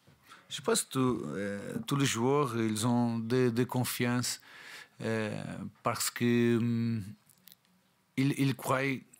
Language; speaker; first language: French; non-native, learner; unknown